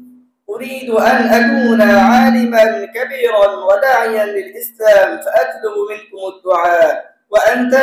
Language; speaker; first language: Arabic; non-native, learner; Bangla